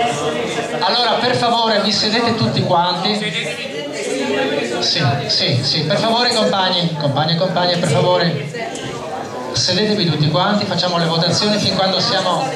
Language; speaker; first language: Italian; native; Italian